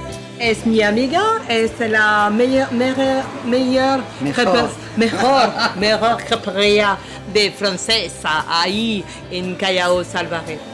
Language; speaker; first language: Spanish; non-native, learner; French